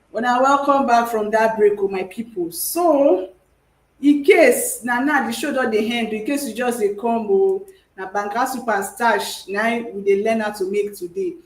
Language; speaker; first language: Nigerian Pidgin; native; Nigerian Pidgin